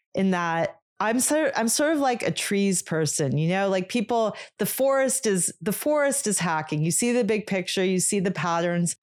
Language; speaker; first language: English; native; English